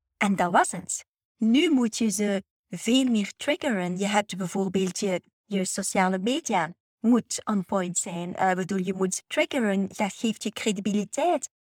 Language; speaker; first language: Dutch; native; Dutch